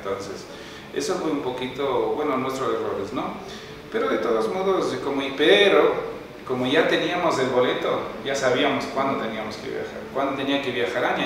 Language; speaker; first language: Spanish; native; Spanish